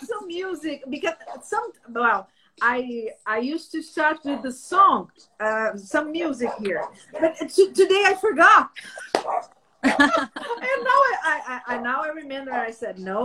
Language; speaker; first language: English; non-native, learner; Portuguese